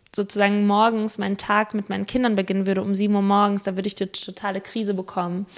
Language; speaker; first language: German; early bilingual, other home language; Spanish